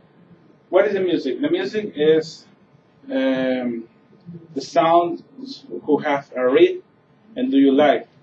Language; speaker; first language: English; non-native, learner; Spanish